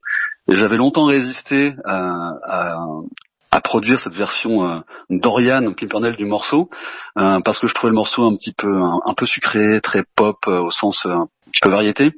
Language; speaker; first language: French; native; French